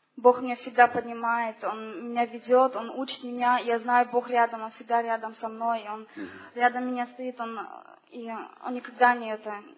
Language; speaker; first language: Russian; non-native, learner; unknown